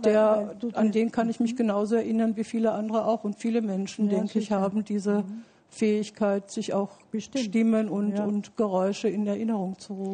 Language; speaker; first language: German; native; German